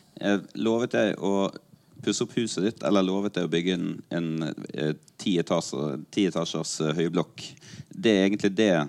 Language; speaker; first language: Norwegian; native; Norwegian